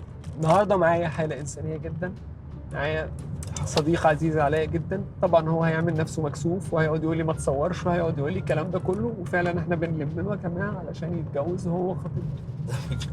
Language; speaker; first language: Arabic; native; Arabic